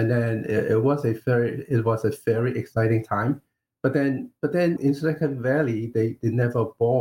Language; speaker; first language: English; non-native, local second language; Cantonese